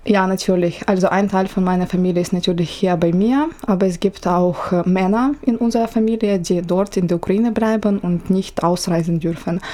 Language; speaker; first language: German; non-native, fluent; Ukrainian